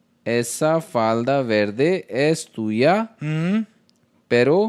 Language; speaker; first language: Spanish; non-native, learner; Hindi